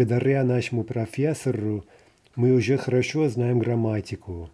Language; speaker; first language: Russian; non-native, fluent; English